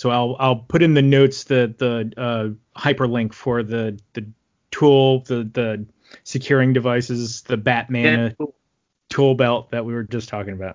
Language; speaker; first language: English; native; English